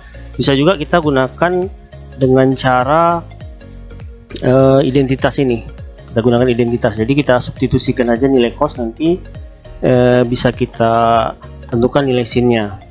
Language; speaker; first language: Indonesian; native; Indonesian